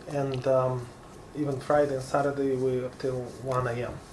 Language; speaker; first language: English; non-native, fluent; Lithuanian